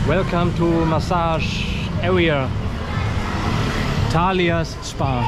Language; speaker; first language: English; non-native, fluent; German